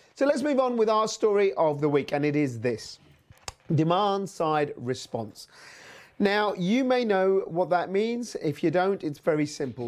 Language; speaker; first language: English; native; English